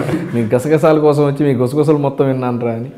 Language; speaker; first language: Telugu; native; Telugu